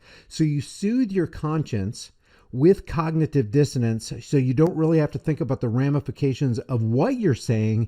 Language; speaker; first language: English; native; English